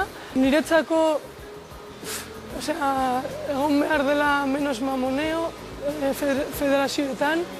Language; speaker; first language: Basque; non-native, local second language; Spanish